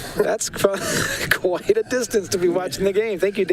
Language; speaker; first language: English; native; English